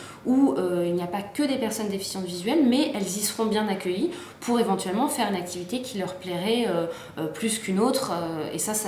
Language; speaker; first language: French; native; French